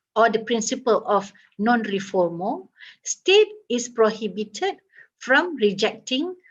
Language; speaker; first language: English; non-native, local second language; Malay